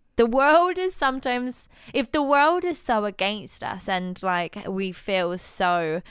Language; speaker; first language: English; non-native, fluent; Polish